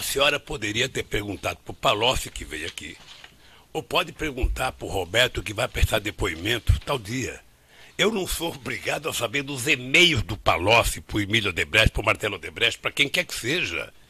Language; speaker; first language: Portuguese; native; Portuguese